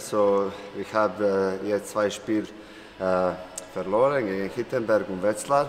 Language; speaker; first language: German; non-native, learner; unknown